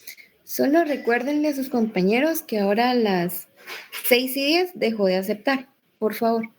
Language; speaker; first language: Spanish; native; Spanish